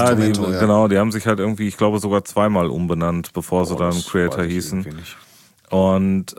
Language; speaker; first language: German; native; German